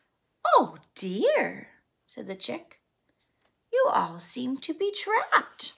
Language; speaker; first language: English; native; English